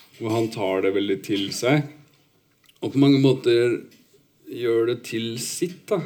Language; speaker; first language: Norwegian; early bilingual, other home language; Urdu